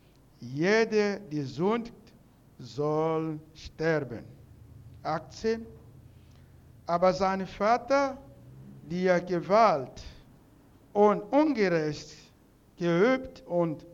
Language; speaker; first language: German; non-native, learner; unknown